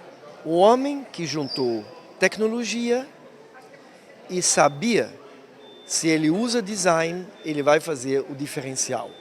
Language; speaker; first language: Portuguese; non-native, fluent; German